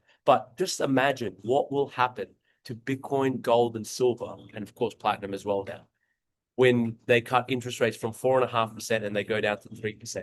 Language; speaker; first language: English; native; English